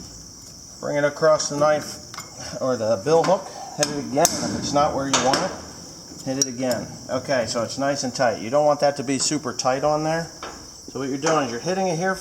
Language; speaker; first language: English; native; English